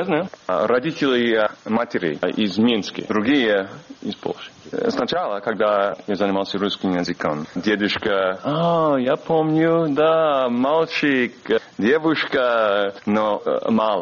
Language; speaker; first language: Russian; non-native, learner; English